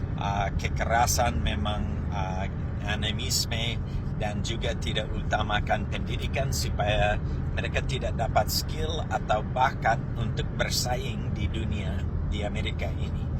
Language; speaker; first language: Indonesian; non-native, fluent; English